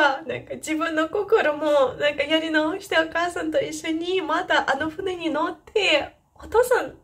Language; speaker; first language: Japanese; non-native, fluent; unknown